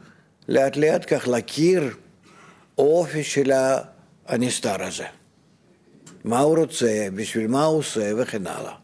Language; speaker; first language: Hebrew; non-native, fluent; Russian